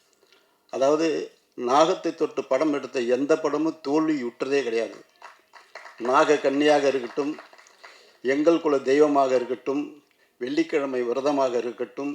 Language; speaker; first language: Tamil; native; Tamil